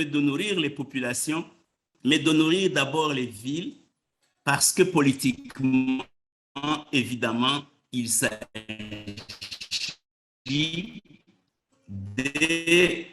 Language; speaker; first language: French; non-native, local second language; Rundi